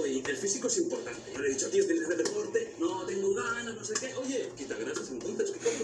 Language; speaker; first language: Spanish; native; Spanish